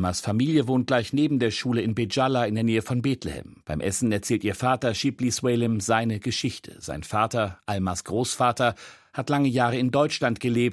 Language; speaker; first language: German; native; German